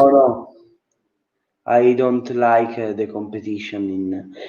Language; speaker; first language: English; non-native, learner; Italian